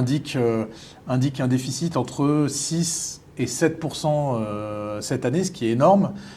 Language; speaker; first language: French; native; French